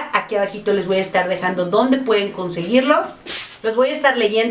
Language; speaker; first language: Spanish; native; Spanish